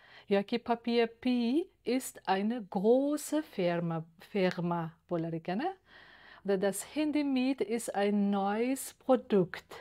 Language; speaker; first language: German; non-native, fluent; Uzbek